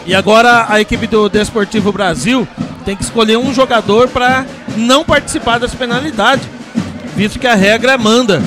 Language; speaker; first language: Portuguese; native; Portuguese